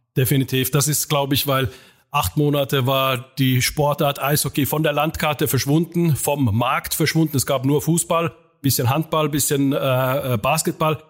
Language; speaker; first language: German; non-native, fluent; Finnish